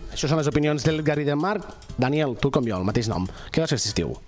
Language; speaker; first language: Catalan; native; Catalan